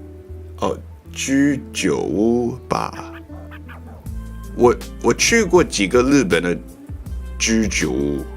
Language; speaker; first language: Chinese; non-native, learner; English